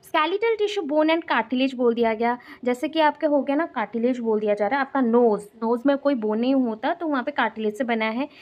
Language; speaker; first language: Hindi; non-native, local second language; Odia